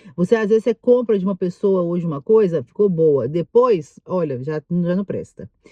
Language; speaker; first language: Portuguese; native; Portuguese